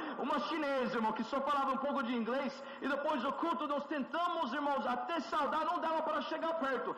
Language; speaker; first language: Portuguese; non-native, fluent; English